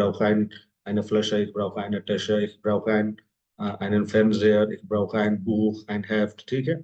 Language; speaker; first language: German; non-native, fluent; Hindi